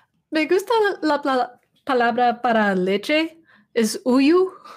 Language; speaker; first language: Spanish; non-native, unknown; English